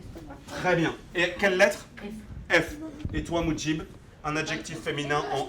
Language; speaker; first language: French; native; French